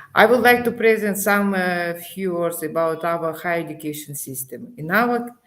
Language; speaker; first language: English; non-native, learner; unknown